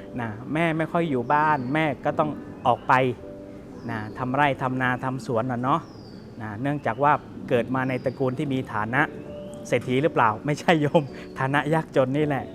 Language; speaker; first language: Thai; native; Thai